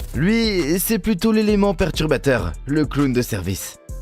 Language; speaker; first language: French; native; French